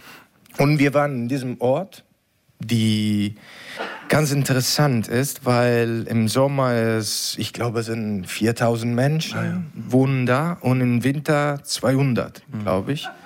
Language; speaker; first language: German; non-native, learner; Italian